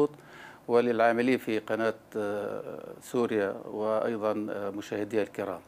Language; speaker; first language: Arabic; native; Arabic